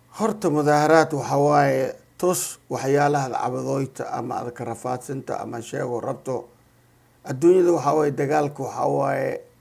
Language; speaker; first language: Somali; non-native, local second language; Maay